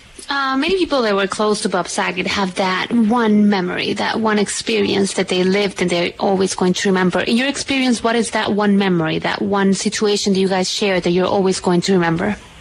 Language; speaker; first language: English; non-native, fluent; Spanish